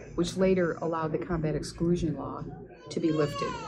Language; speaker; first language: English; native; English